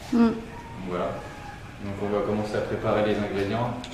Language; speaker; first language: French; native; French